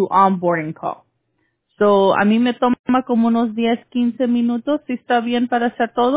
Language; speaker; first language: Spanish; early bilingual, heritage; Spanish